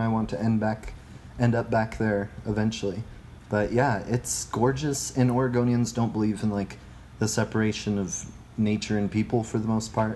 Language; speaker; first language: English; native; English